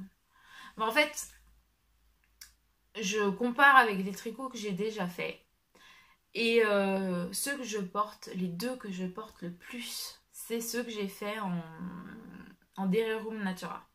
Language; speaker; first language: French; native; French